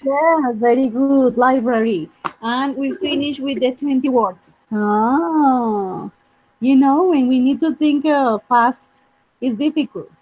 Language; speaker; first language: English; non-native, fluent; Spanish